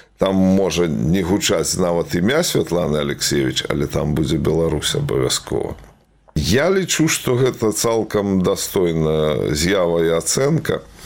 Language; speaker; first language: Belarusian; native; Belarusian